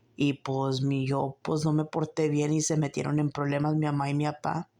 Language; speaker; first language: Spanish; early bilingual, heritage; Spanish